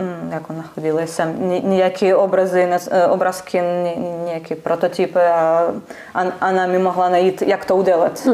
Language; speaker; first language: Czech; non-native, learner; Russian